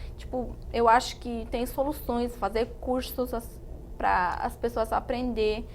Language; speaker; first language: Portuguese; non-native, fluent; Arabic